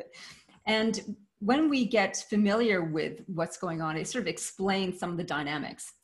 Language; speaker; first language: English; native; English